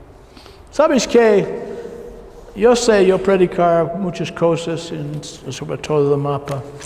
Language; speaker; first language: Spanish; non-native, learner; English